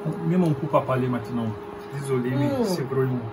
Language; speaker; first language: French; non-native, learner; Portuguese